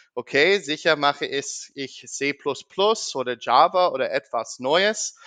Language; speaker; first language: German; non-native, learner; English